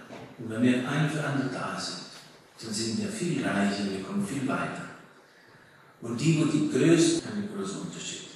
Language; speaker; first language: German; early bilingual, heritage; German